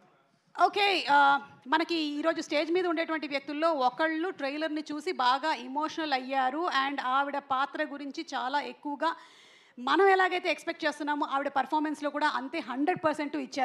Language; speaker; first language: Telugu; native; Telugu